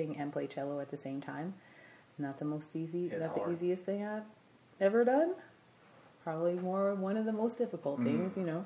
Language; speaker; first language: English; native; English